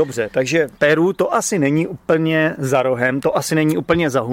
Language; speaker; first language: Czech; native; Czech